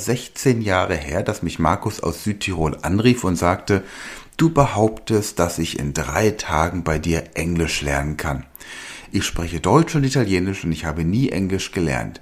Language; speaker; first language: German; native; German